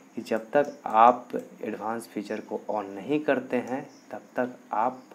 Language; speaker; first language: Hindi; native; Hindi